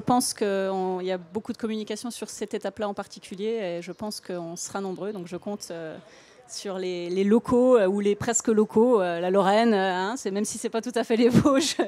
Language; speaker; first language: French; native; French